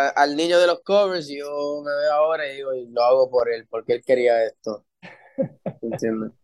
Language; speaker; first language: Spanish; early bilingual, heritage; Spanish